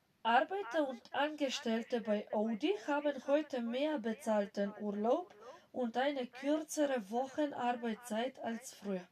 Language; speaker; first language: German; non-native, fluent; Macedonian